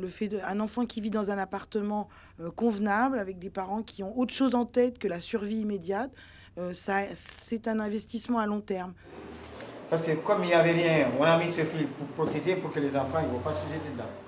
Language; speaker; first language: French; native; French